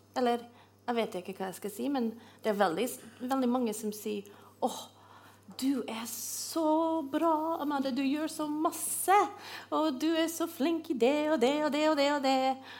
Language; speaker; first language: Norwegian; non-native, fluent; English